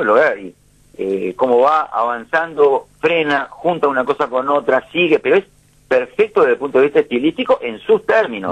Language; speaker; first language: Spanish; native; Spanish